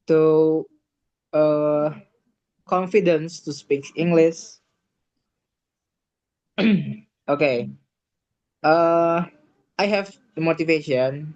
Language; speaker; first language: English; non-native, learner; Indonesian